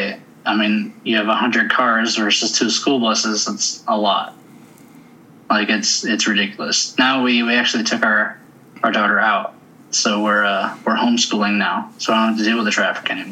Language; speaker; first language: English; native; English